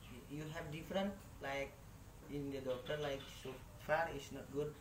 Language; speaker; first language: English; non-native, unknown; Indonesian